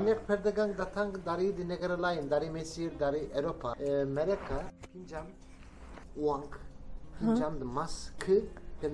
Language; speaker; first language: Indonesian; non-native, learner; Turkish